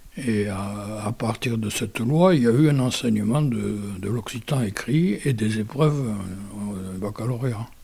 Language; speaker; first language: French; non-native, local second language; Occitan